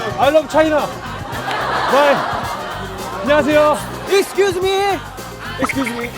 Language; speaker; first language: English; non-native, learner; Korean